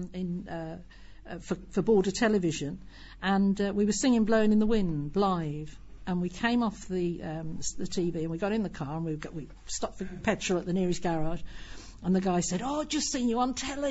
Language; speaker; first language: English; native; English